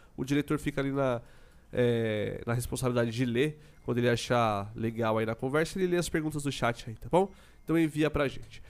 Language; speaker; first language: Portuguese; native; Portuguese